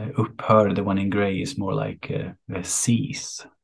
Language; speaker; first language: English; non-native, fluent; Swedish